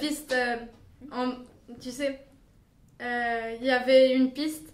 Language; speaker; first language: French; non-native, fluent; Bulgarian